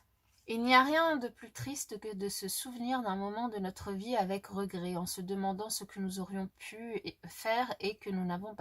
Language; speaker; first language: French; native; French